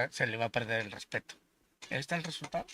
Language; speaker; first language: Spanish; native; Spanish